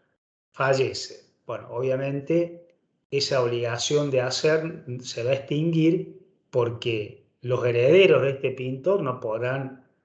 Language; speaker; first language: Spanish; native; Spanish